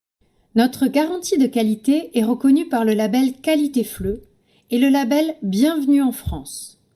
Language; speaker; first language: French; native; French